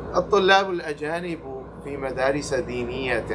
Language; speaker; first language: Arabic; non-native, fluent; English